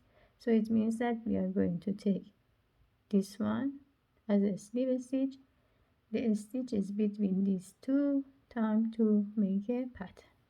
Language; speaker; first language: English; non-native, learner; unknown